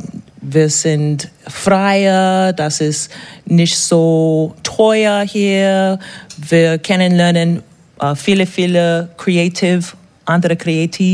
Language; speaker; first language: German; non-native, learner; English